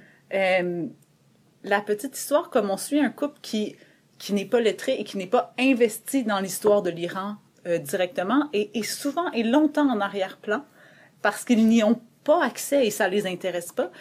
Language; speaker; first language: French; native; French